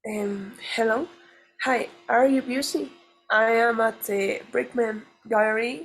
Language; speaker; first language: English; non-native, learner; Spanish